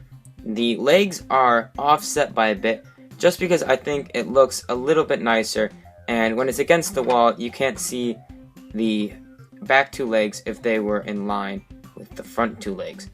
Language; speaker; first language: English; native; English